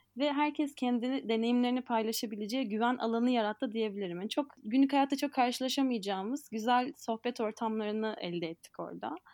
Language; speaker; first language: Turkish; native; Turkish